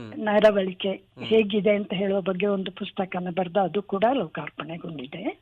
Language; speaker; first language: Kannada; non-native, local second language; Kodava